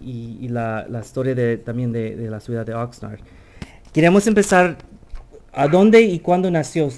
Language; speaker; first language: Spanish; early bilingual, heritage; Spanish